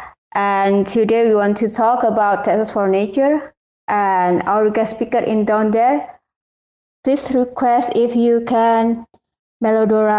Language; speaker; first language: English; non-native, learner; Indonesian